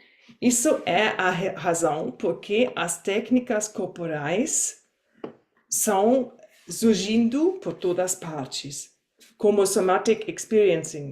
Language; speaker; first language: Portuguese; non-native, fluent; German